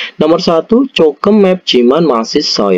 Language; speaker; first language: Korean; non-native, fluent; Indonesian